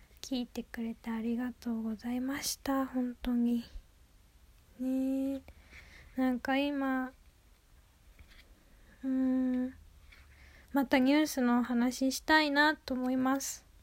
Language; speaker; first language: Japanese; native; Japanese